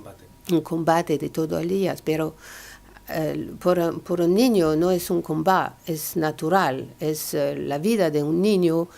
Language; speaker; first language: Spanish; non-native, learner; French